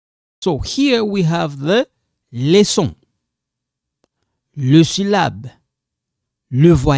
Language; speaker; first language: French; non-native, local second language; Lingala